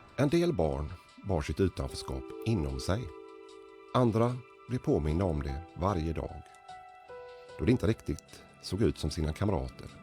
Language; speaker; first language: Swedish; native; Swedish